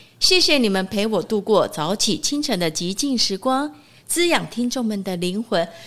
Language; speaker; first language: Chinese; native; Chinese